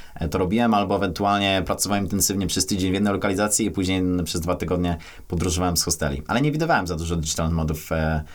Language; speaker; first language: Polish; native; Polish